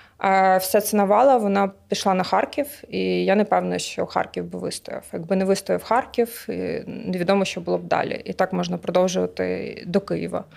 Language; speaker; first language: Ukrainian; native; Ukrainian